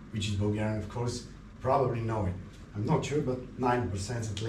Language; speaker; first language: English; non-native, fluent; Bulgarian